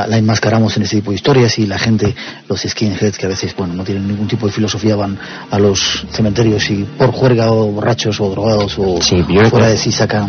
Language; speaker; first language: Spanish; native; Spanish